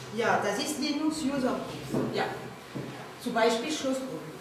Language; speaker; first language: German; non-native, learner; French